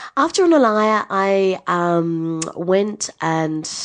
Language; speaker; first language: English; native; English